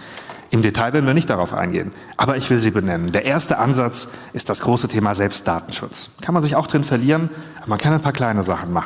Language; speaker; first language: German; native; German